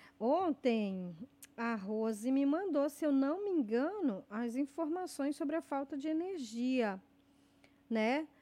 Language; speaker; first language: Portuguese; native; Portuguese